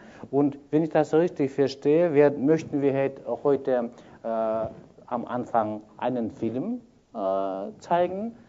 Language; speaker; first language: German; non-native, fluent; Kyrgyz